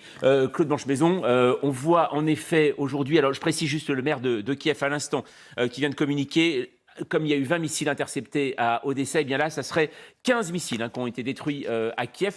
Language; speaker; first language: French; native; French